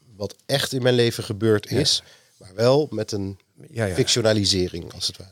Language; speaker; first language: Dutch; native; Dutch